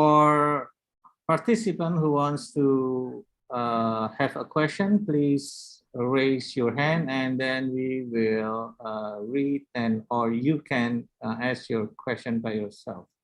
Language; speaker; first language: English; non-native, learner; Indonesian